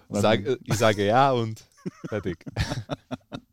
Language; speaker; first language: German; non-native, fluent; Czech